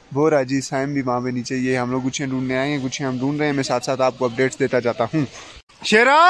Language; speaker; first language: Urdu; non-native, local second language; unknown